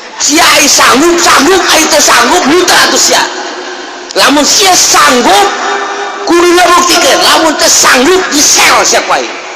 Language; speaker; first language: Sundanese; native; Sundanese